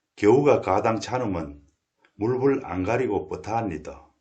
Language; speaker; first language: Korean; native; Korean